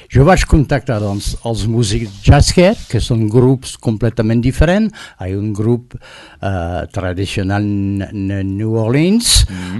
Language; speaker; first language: Catalan; non-native, learner; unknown